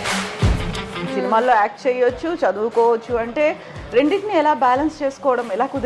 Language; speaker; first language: Telugu; native; Telugu